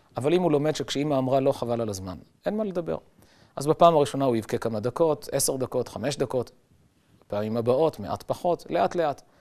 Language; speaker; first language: Hebrew; native; Hebrew